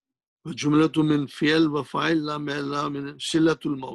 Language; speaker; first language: Arabic; non-native, fluent; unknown